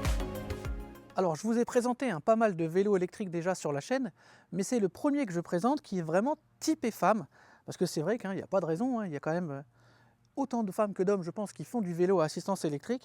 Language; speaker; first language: French; native; French